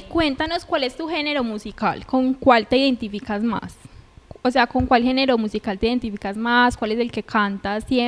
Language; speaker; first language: Spanish; native; Spanish